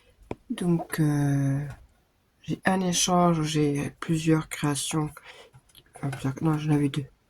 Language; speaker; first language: French; native; French